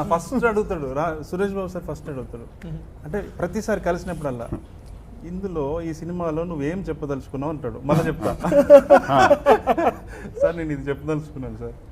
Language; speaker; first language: Telugu; native; Telugu